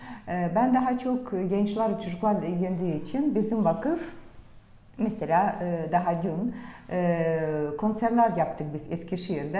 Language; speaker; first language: Turkish; non-native, fluent; Russian